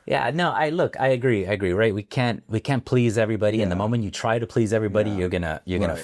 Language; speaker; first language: English; native; English